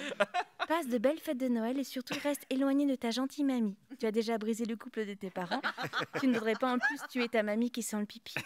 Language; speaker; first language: French; native; French